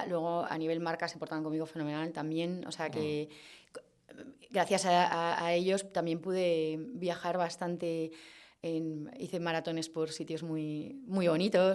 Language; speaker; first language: Spanish; native; Spanish